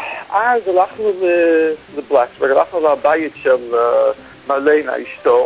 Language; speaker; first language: Hebrew; non-native, fluent; English